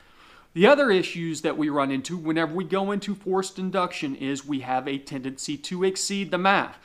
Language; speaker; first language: English; native; English